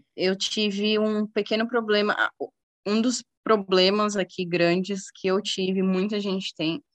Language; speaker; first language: Portuguese; native; Portuguese